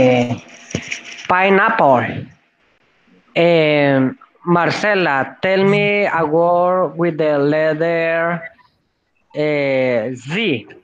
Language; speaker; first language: English; non-native, learner; Spanish